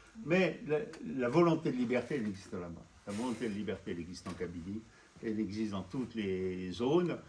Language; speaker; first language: French; native; French